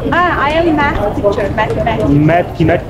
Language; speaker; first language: English; non-native, learner; Persian